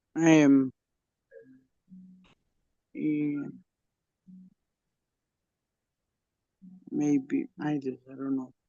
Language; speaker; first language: English; non-native, learner; Spanish